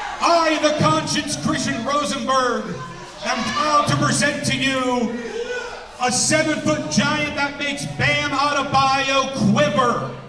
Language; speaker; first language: English; native; English